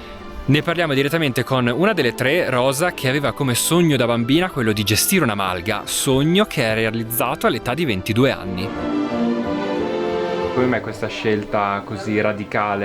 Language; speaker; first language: Italian; native; Italian